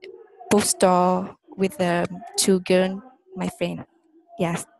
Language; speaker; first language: English; non-native, learner; Vietnamese